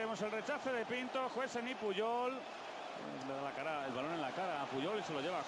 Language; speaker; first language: Spanish; native; Spanish